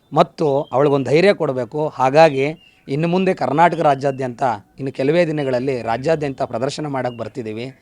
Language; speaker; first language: Kannada; native; Kannada